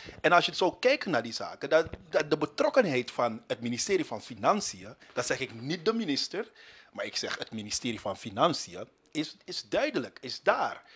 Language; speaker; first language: Dutch; native; Dutch